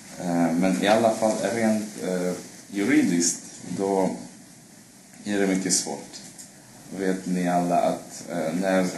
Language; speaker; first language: Swedish; non-native, fluent; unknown